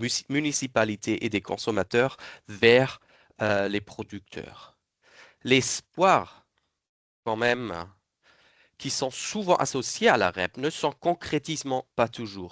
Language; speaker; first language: French; non-native, fluent; German